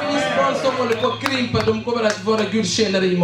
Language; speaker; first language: Swedish; non-native, learner; Swahili